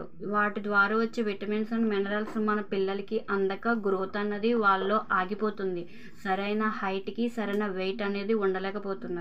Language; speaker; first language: Telugu; native; Telugu